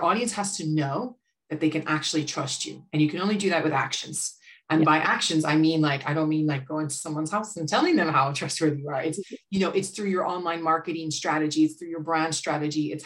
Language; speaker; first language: English; native; English